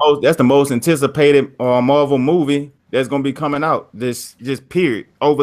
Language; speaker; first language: English; native; English